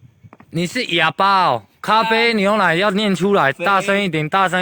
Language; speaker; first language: Chinese; native; Chinese